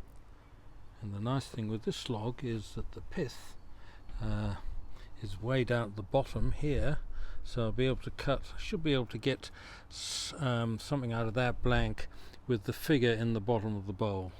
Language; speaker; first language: English; native; English